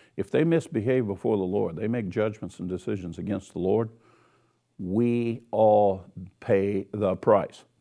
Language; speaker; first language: English; native; English